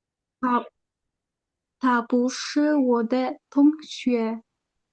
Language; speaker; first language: Chinese; non-native, learner; Uzbek